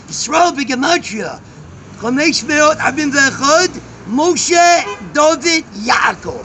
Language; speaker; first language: Hebrew; non-native, learner; English